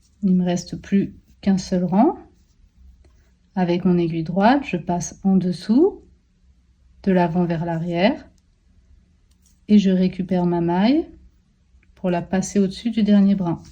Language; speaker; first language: French; native; French